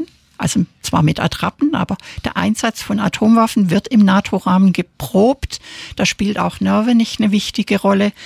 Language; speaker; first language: German; native; German